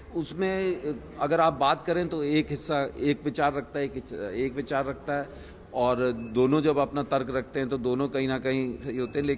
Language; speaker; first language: Hindi; native; Hindi